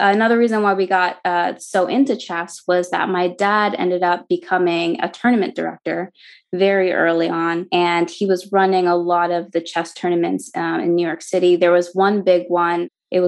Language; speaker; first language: English; native; English